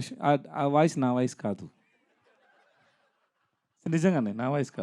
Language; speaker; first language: Telugu; non-native, learner; Tamil